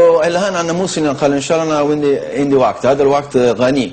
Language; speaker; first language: Arabic; non-native, learner; Italian